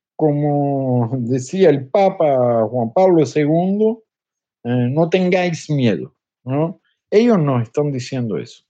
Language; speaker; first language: Spanish; native; Spanish